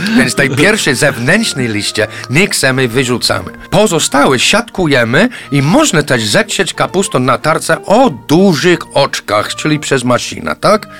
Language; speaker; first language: Polish; non-native, fluent; English